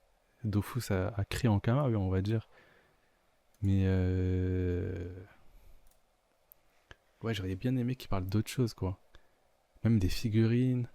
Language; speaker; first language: French; native; French